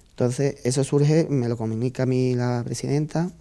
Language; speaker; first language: Spanish; native; Spanish